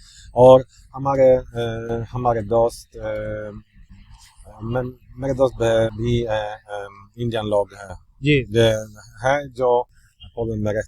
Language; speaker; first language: Hindi; non-native, learner; Polish